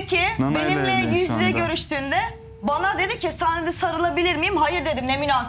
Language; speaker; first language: Turkish; native; Turkish